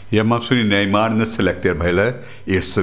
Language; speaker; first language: Dutch; non-native, local second language; Caribbean Hindustani